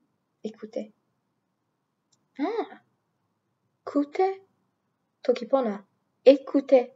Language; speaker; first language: French; non-native, learner; English